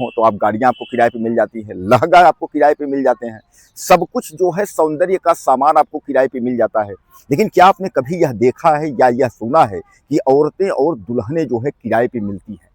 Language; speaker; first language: Hindi; native; Hindi